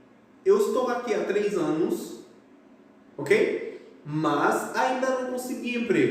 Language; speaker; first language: Portuguese; non-native, fluent; Haitian Creole